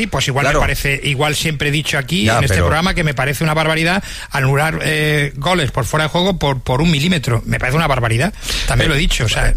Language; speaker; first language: Spanish; native; Spanish